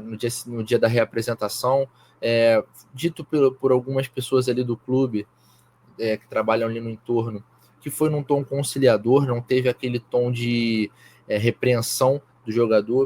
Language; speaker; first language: Portuguese; native; Portuguese